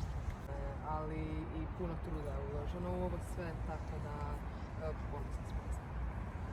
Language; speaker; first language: Croatian; native; Croatian